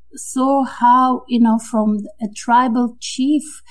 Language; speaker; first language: English; non-native, fluent; Romanian